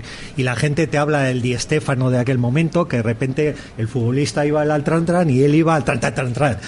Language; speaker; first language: Spanish; native; Spanish